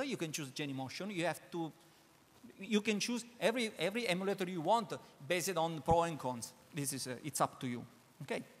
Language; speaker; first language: English; non-native, learner; Italian